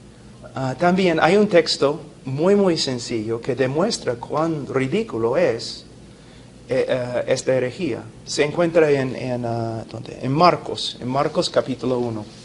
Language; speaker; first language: Spanish; non-native, fluent; English